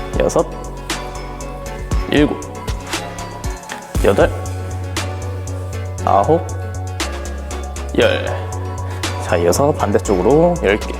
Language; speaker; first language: Korean; native; Korean